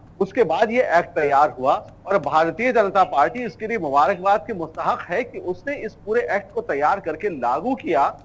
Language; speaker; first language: Hindi; native; Hindi